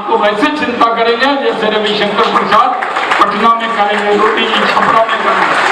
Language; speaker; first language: Hindi; native; Hindi